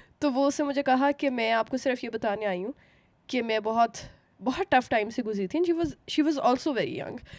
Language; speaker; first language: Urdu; native; Urdu